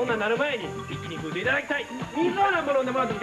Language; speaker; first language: Japanese; native; Japanese